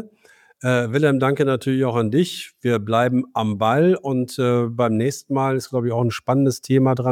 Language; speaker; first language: German; native; German